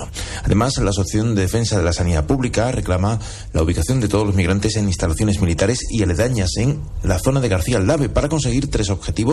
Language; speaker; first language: Spanish; native; Spanish